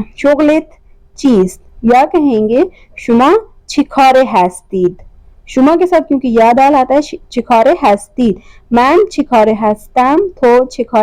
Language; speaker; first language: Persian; non-native, fluent; Urdu